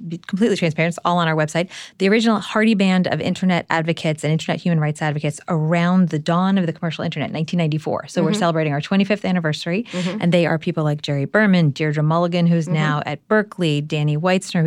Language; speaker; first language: English; native; English